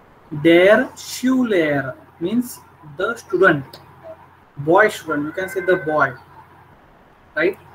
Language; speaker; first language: English; non-native, local second language; Marathi